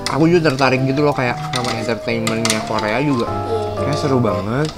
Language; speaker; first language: Indonesian; native; Indonesian